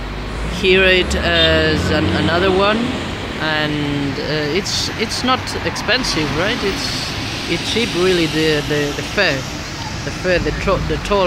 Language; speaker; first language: English; non-native, learner; Spanish